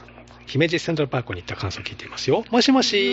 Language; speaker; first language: Japanese; native; Japanese